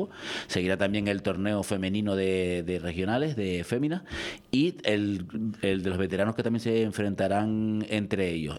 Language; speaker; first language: Spanish; native; Spanish